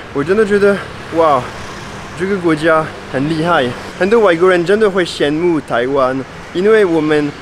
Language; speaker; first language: Chinese; non-native, fluent; French